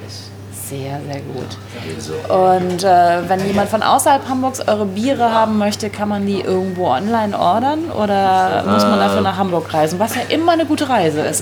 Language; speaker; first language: German; native; German